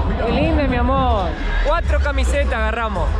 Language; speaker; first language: Spanish; native; Spanish